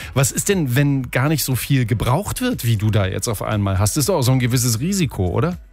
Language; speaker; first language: German; native; German